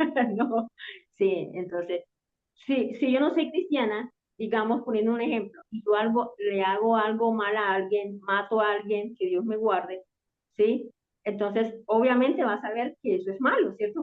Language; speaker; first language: Spanish; native; Spanish